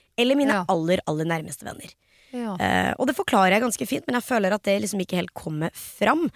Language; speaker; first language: Norwegian; early bilingual, other home language; Hindi